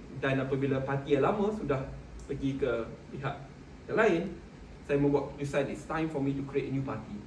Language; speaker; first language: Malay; native; Malay